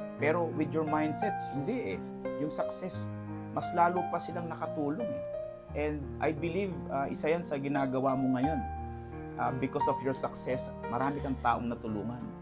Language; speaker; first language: Filipino; native; Filipino